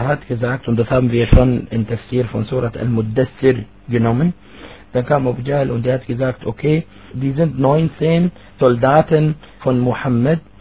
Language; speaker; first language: German; non-native, fluent; Arabic